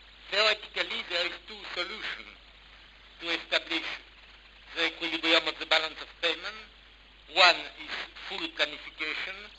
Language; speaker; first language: English; non-native, fluent; French